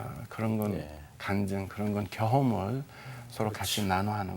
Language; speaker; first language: Korean; non-native, fluent; Persian